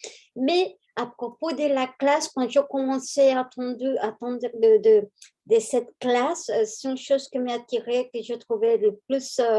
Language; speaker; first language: French; non-native, fluent; Spanish